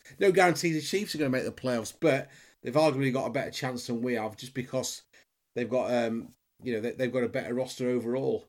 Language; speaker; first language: English; native; English